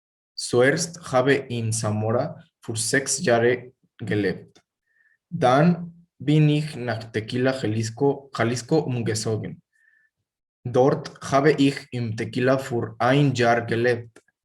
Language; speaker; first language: German; non-native, learner; Spanish